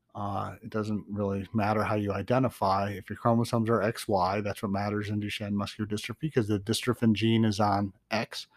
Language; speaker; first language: English; native; English